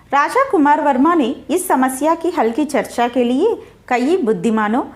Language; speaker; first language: Hindi; non-native, local second language; Telugu